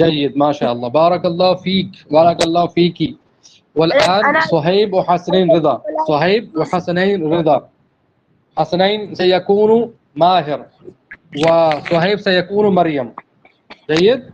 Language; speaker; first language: Arabic; non-native, fluent; Urdu